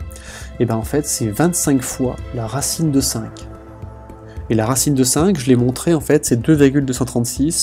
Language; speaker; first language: French; native; French